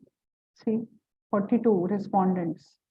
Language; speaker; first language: English; non-native, local second language; Hindi